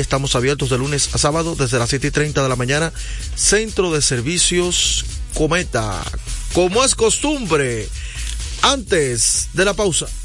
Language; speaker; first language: Spanish; native; Spanish